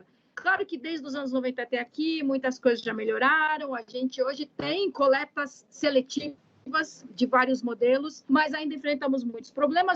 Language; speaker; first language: Portuguese; native; Portuguese